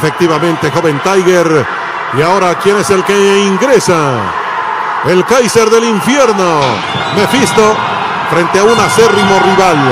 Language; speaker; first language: Spanish; native; Spanish